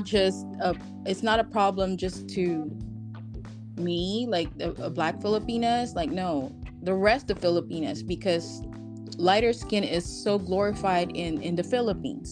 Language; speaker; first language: English; non-native, local second language; Filipino